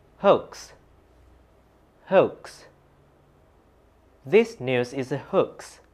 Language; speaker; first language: English; non-native, fluent; Indonesian